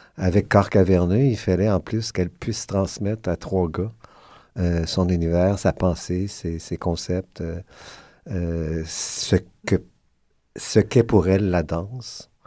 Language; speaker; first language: French; native; French